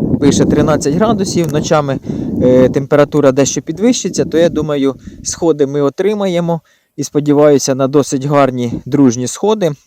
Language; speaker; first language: Ukrainian; native; Ukrainian